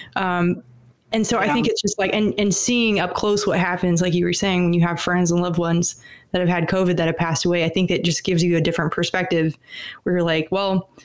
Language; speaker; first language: English; native; English